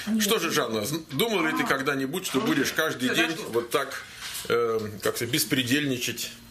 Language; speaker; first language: Russian; native; Russian